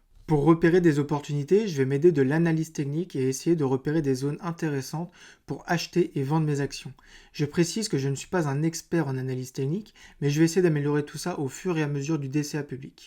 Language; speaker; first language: French; native; French